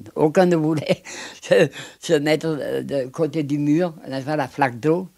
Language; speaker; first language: French; native; French